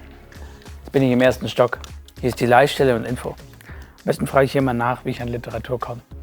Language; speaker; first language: German; native; German